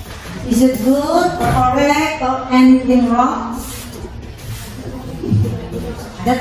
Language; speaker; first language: English; non-native, learner; Indonesian